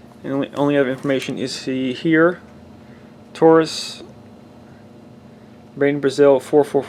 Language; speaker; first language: English; native; English